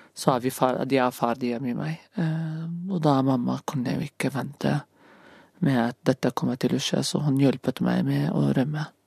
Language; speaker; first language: Norwegian; non-native, fluent; Arabic